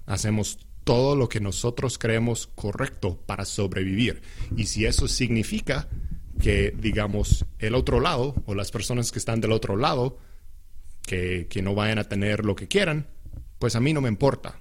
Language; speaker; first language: Spanish; non-native, fluent; English